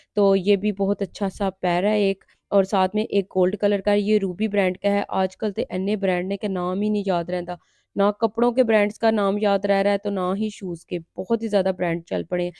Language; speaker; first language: Urdu; non-native, local second language; Punjabi